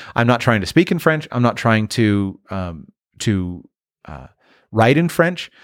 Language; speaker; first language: English; native; English